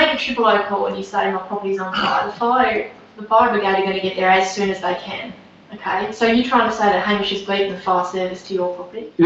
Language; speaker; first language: English; native; English